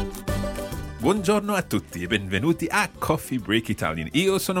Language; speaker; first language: Italian; non-native, fluent; English